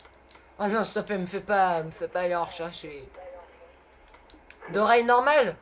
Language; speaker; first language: French; native; French